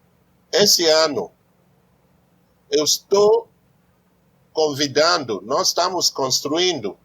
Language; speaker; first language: Portuguese; non-native, learner; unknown